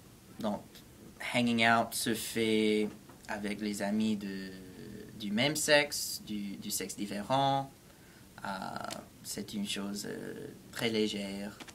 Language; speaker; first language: French; non-native, fluent; English